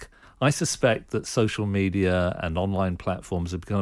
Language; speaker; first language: English; native; English